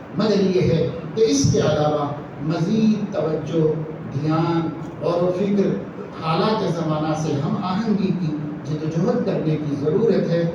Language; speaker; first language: Urdu; native; Urdu